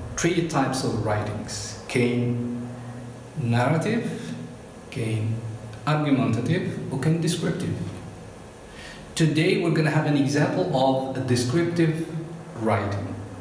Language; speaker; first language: English; non-native, fluent; Arabic